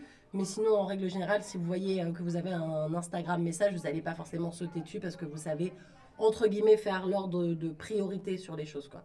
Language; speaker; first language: French; native; French